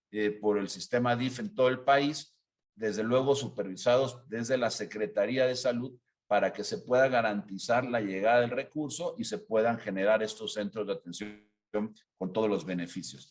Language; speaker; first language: Spanish; native; Spanish